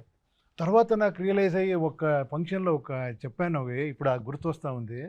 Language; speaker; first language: Telugu; non-native, local second language; Kannada